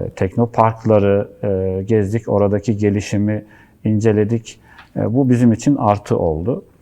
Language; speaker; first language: Turkish; native; Turkish